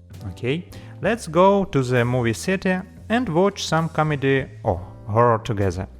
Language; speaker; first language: English; non-native, learner; Ukrainian